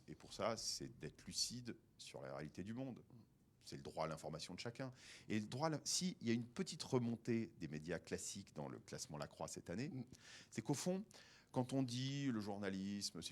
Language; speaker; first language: French; native; French